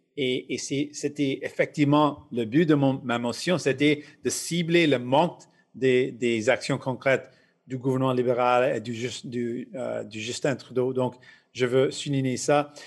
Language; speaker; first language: French; non-native, local second language; English